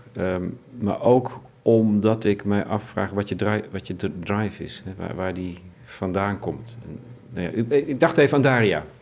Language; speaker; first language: Dutch; native; Dutch